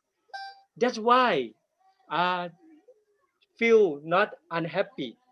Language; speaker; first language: English; non-native, learner; Thai